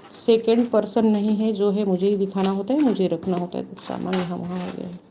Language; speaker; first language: Hindi; non-native, local second language; Marathi